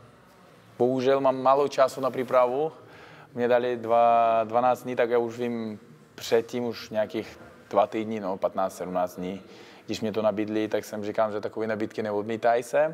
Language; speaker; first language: Czech; non-native, fluent; Uzbek